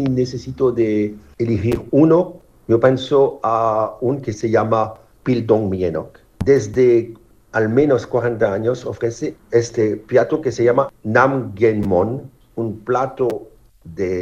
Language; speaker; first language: Spanish; non-native, learner; French